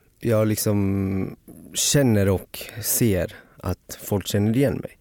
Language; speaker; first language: Swedish; early bilingual, other home language; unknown